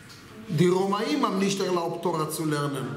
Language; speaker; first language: German; non-native, fluent; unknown